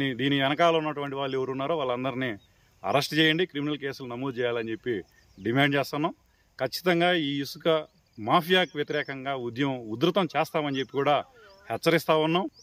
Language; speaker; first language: Telugu; native; Telugu